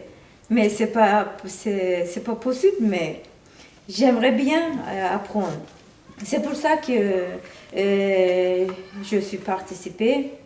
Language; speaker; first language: French; non-native, learner; Turkish